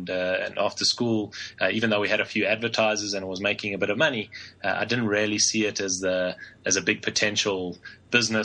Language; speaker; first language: English; native; English